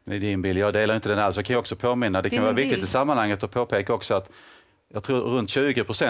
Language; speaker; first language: Swedish; native; Swedish